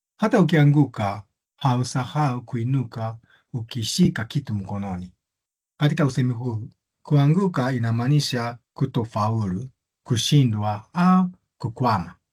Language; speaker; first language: Swahili; non-native, fluent; Japanese